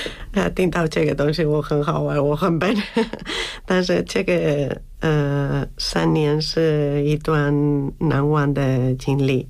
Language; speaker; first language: Chinese; non-native, learner; Spanish